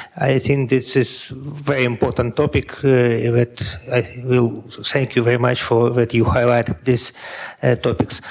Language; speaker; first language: English; non-native, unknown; Russian